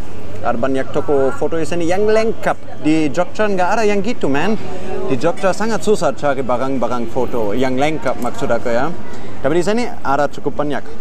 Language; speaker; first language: Indonesian; non-native, fluent; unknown